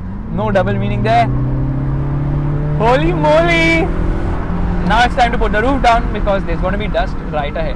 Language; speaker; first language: English; non-native, local second language; Hindi